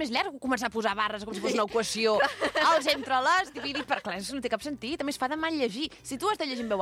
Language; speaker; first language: Catalan; native; Catalan